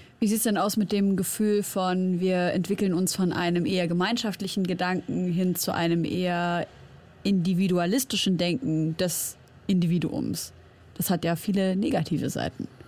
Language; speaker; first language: German; early bilingual, other home language; Arabic